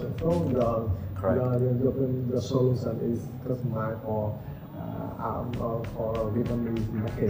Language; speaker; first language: English; non-native, learner; Vietnamese